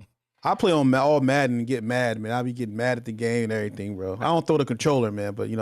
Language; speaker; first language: English; native; English